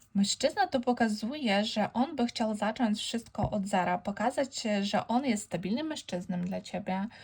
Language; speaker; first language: Polish; non-native, fluent; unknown